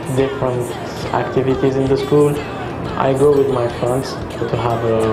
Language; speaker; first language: English; non-native, fluent; Arabic